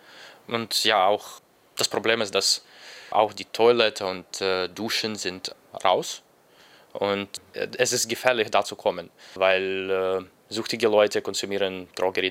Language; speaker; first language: German; non-native, fluent; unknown